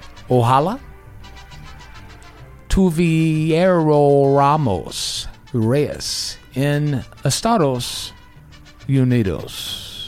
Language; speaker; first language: Spanish; non-native, learner; English